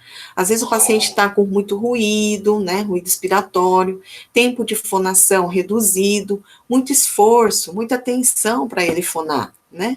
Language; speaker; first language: Portuguese; native; Portuguese